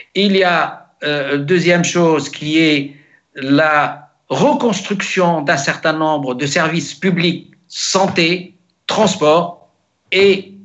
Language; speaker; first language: French; non-native, local second language; Arabic